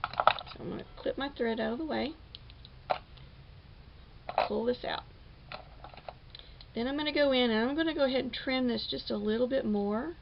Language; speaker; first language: English; native; English